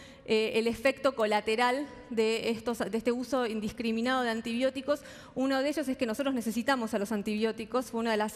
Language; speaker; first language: Spanish; native; Spanish